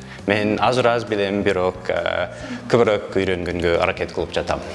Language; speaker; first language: Kyrgyz; non-native, learner; English